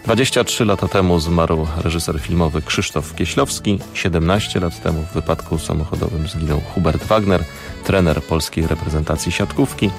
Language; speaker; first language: Polish; native; Polish